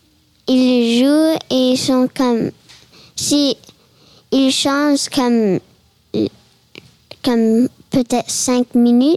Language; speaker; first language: French; early bilingual, heritage; French